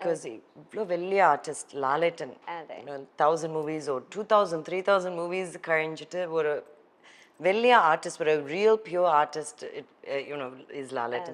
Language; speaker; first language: Tamil; early bilingual, heritage; Tamil